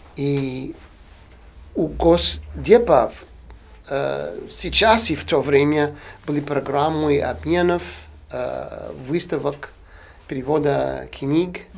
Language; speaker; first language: Russian; non-native, fluent; English